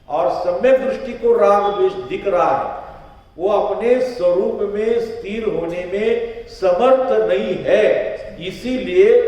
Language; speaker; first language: Hindi; non-native, local second language; Marathi